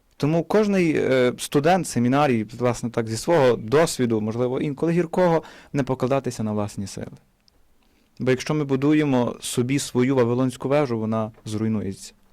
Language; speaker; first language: Ukrainian; native; Ukrainian